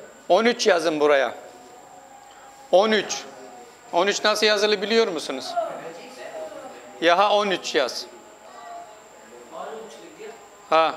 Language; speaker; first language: Turkish; non-native, fluent; Urdu